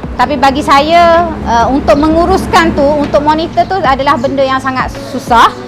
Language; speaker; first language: Malay; native; Malay